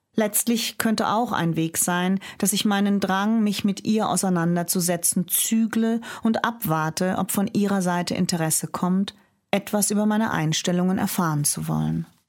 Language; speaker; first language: German; native; German